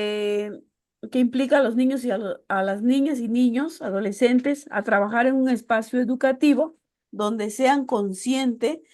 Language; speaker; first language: Spanish; native; Spanish